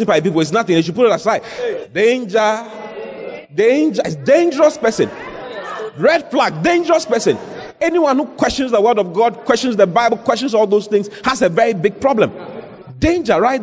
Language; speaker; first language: English; non-native, local second language; Akan